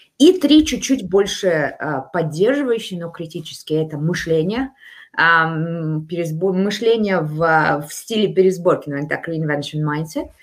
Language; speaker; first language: Russian; native; Russian